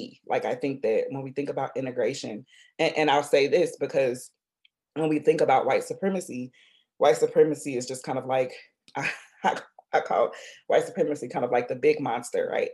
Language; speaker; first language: English; native; English